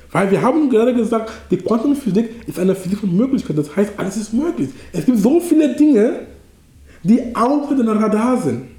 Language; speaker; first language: German; non-native, fluent; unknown